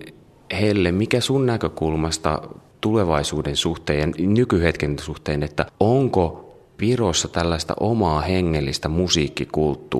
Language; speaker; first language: Finnish; native; Finnish